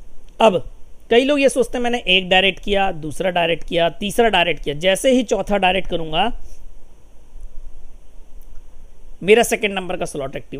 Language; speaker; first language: Hindi; native; Hindi